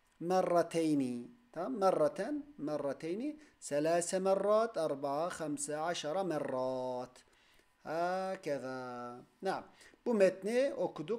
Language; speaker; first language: Arabic; non-native, fluent; Turkish